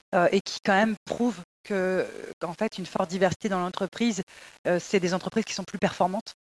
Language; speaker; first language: French; native; French